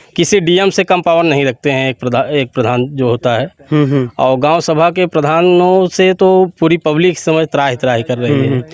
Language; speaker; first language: Hindi; native; Hindi